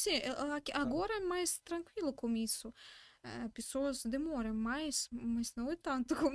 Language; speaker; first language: Portuguese; non-native, learner; Russian